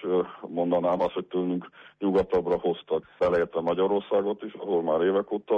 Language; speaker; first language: Hungarian; native; Hungarian